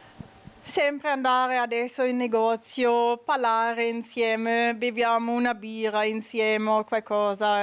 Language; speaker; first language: Italian; non-native, learner; German